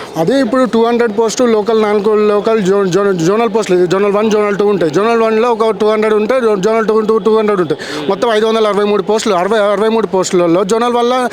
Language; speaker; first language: Telugu; native; Telugu